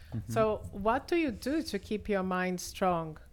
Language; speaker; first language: English; non-native, fluent; Portuguese